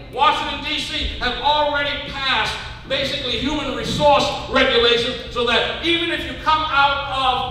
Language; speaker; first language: English; native; English